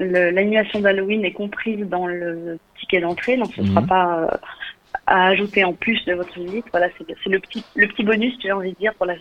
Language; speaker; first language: French; native; French